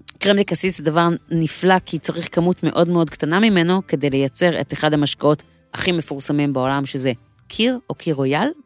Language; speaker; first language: Hebrew; native; Hebrew